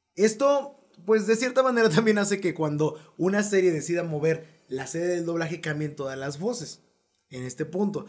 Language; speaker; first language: Spanish; native; Spanish